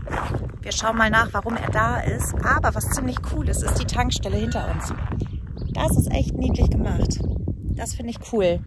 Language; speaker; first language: German; native; German